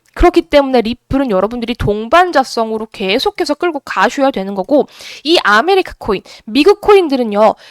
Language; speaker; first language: Korean; native; Korean